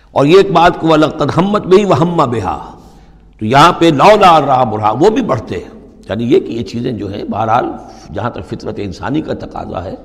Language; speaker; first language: Urdu; non-native, local second language; Punjabi